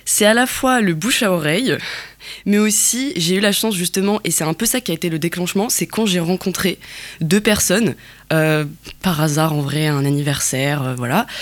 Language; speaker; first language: French; non-native, local second language; Kabyle